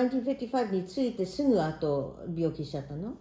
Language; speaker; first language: Japanese; early bilingual, heritage; Japanese